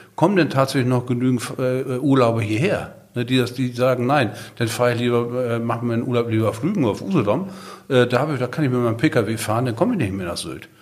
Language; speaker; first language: German; native; German